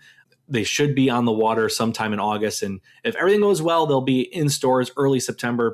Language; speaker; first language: English; native; English